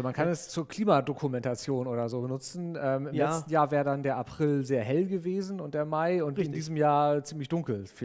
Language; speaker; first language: German; native; German